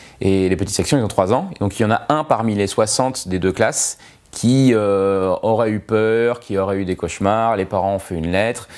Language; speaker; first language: French; native; French